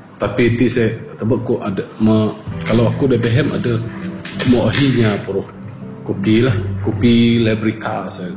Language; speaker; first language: Malay; non-native, local second language; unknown